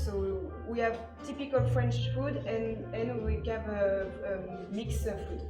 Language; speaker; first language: English; non-native, learner; French